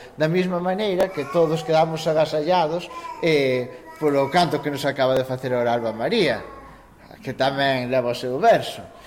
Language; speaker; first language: Galician; native; Galician